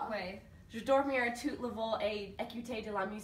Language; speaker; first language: French; non-native, learner; English